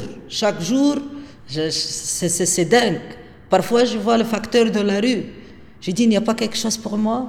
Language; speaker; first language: French; non-native, local second language; Arabic